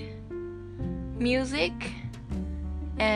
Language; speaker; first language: English; non-native, fluent; Japanese